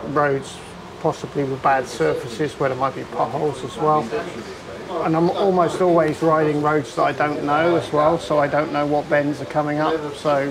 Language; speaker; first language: English; native; English